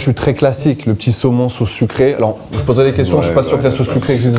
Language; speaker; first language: French; native; French